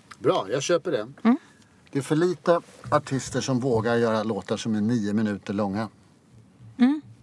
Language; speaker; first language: Swedish; native; Swedish